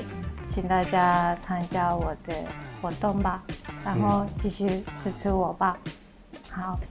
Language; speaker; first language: Chinese; early bilingual, heritage; Japanese